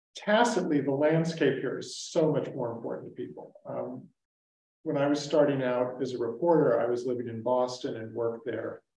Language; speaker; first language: English; native; English